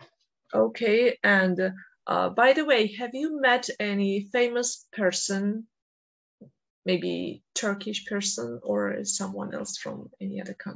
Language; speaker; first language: English; non-native, fluent; Georgian